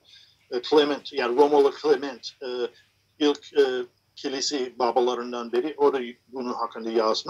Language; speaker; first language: Turkish; non-native, fluent; English